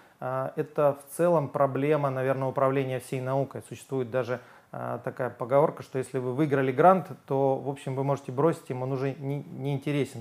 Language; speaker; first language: Russian; native; Russian